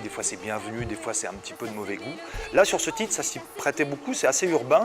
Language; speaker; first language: French; native; French